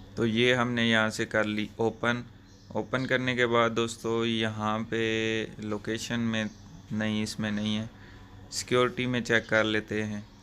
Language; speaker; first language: Urdu; non-native, local second language; Punjabi